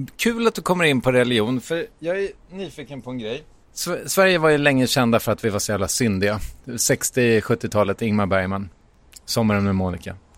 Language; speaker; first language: Swedish; native; Swedish